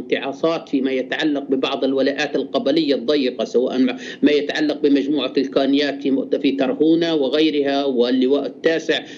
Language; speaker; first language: Arabic; native; Arabic